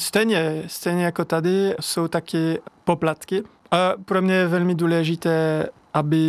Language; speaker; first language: Czech; non-native, learner; French